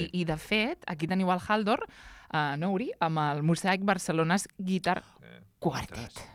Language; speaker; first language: Catalan; native; Catalan